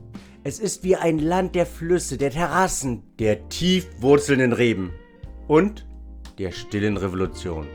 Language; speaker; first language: German; native; German